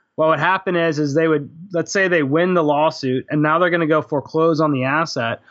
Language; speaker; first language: English; native; English